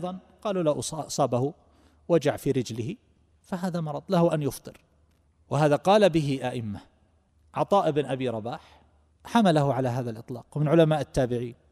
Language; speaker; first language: Arabic; native; Arabic